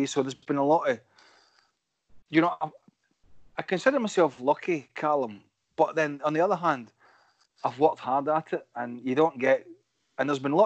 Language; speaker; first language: English; native; English